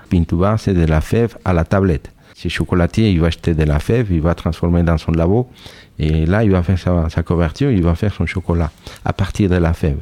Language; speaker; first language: French; non-native, fluent; Spanish